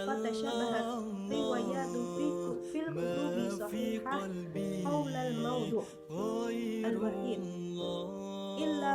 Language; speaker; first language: Arabic; non-native, learner; Indonesian